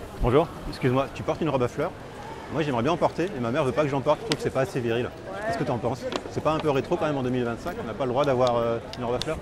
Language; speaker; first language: French; native; French